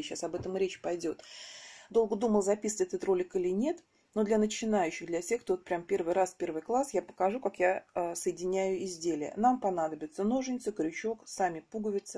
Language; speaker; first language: Russian; native; Russian